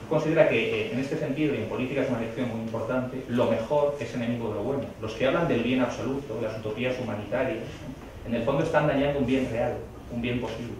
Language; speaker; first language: Spanish; native; Spanish